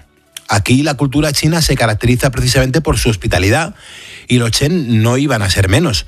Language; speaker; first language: Spanish; native; Spanish